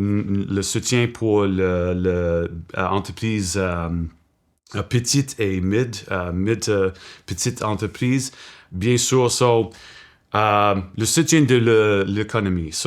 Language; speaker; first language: French; non-native, local second language; English